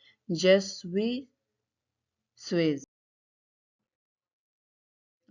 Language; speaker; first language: French; non-native, learner; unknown